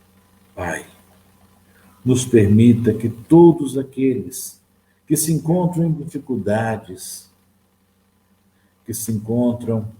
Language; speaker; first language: Portuguese; native; Portuguese